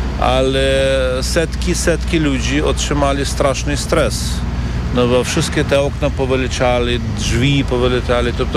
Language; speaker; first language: Polish; non-native, learner; Ukrainian